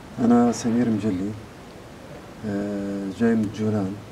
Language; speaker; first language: Arabic; native; Arabic